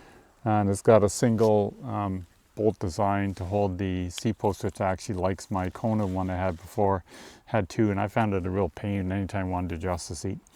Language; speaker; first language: English; native; English